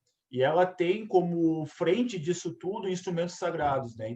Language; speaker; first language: Portuguese; native; Portuguese